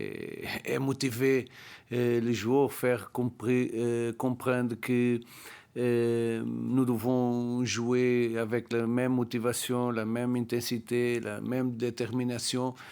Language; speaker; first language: French; non-native, learner; Portuguese